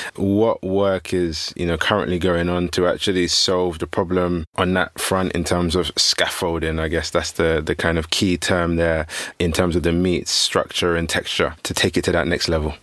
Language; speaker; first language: English; native; English